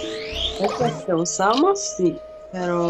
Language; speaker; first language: Spanish; non-native, learner; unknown